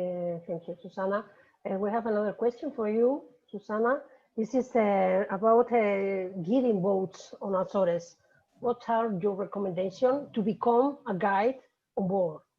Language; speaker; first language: English; non-native, fluent; Spanish